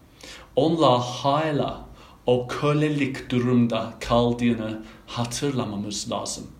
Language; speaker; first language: Turkish; non-native, fluent; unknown